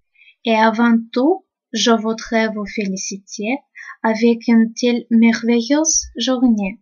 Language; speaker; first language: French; non-native, fluent; Russian